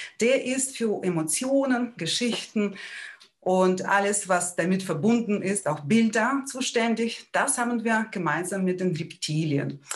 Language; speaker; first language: German; non-native, fluent; Ukrainian